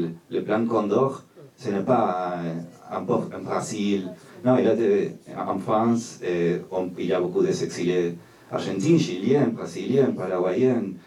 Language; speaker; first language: French; non-native, fluent; Spanish